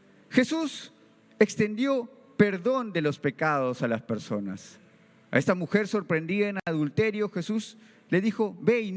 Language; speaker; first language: Spanish; native; Spanish